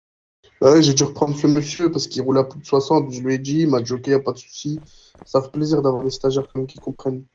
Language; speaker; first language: French; native; French